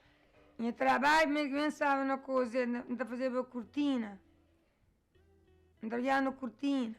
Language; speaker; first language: Portuguese; non-native, learner; Kabuverdianu